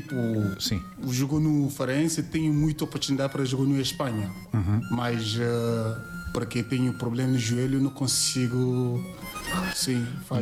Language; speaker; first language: Portuguese; non-native, learner; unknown